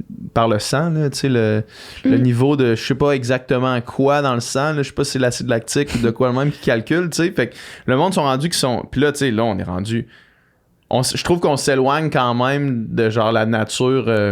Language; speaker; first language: French; native; French